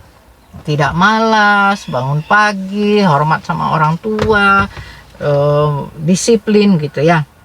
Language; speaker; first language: Indonesian; native; Indonesian